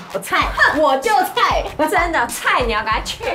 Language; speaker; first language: Chinese; native; Chinese